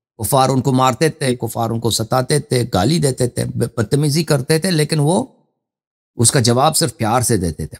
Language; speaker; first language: Urdu; non-native, fluent; Persian